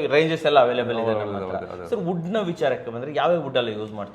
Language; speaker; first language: Kannada; native; Kannada